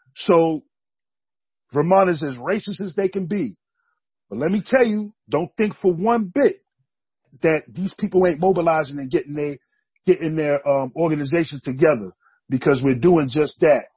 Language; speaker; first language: English; native; English